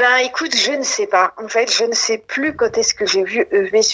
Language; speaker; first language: French; non-native, local second language; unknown